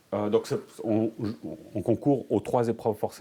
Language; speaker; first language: French; native; French